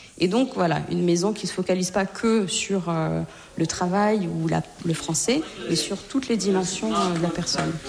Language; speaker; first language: French; native; French